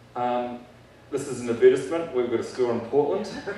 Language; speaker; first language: English; native; English